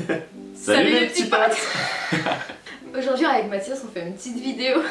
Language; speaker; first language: French; native; French